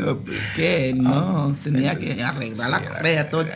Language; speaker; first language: Spanish; early bilingual, heritage; Spanish